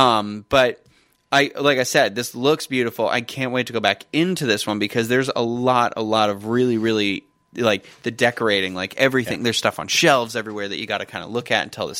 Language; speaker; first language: English; native; English